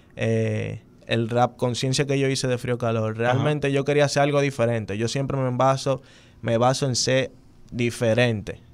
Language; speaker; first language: Spanish; native; Spanish